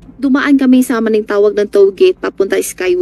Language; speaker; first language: Filipino; non-native, learner; Chinese